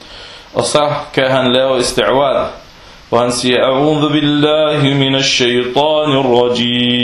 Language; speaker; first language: Danish; early bilingual, other home language; Arabic